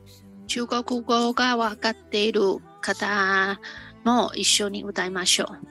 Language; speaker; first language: Japanese; non-native, fluent; Chinese